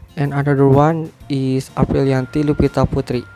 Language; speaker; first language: English; non-native, learner; Indonesian